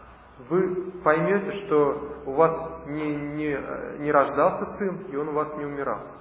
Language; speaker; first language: Russian; native; Russian